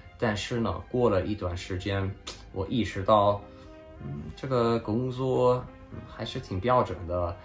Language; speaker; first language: Chinese; early bilingual, heritage; Chinese